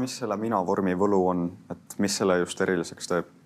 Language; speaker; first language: Estonian; native; Estonian